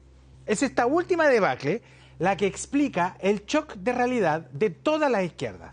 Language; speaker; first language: Spanish; native; Spanish